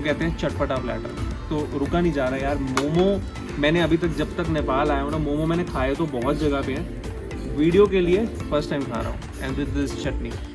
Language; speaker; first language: Hindi; native; Hindi